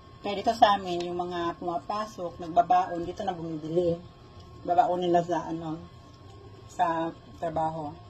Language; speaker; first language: Filipino; non-native, local second language; Cebuano